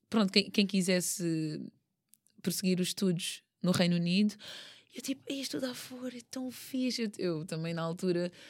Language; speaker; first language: Portuguese; native; Portuguese